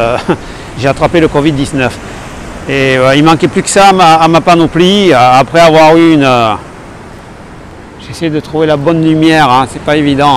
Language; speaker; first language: French; native; French